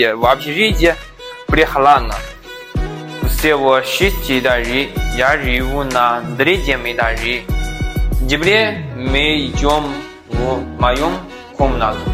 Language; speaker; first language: Russian; non-native, learner; Chinese